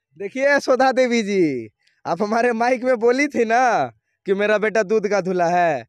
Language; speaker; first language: Hindi; native; Hindi